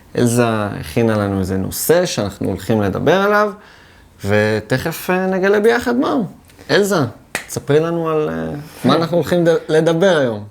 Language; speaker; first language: Hebrew; native; Hebrew